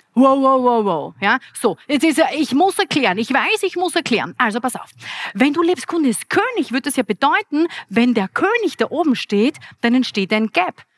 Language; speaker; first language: German; native; German